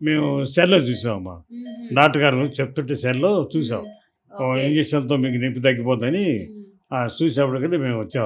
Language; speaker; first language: Telugu; native; Telugu